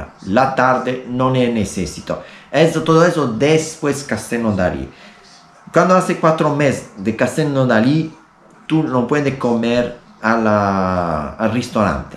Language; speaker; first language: Spanish; non-native, learner; Italian